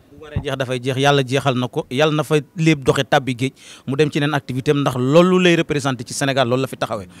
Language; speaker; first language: Wolof; native; Wolof